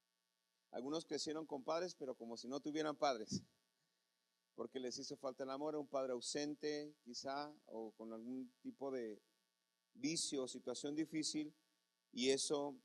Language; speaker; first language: Spanish; native; Spanish